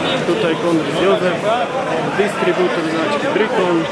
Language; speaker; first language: Polish; non-native, learner; Slovak